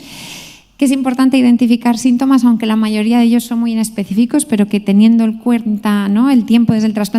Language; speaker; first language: Spanish; native; Spanish